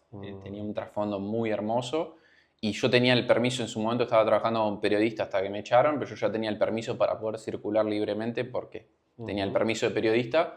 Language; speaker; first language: Spanish; native; Spanish